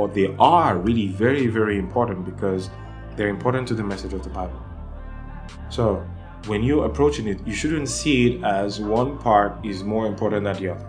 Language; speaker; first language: English; non-native, local second language; Yoruba